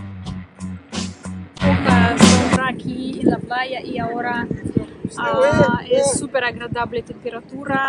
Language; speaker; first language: Spanish; non-native, learner; Russian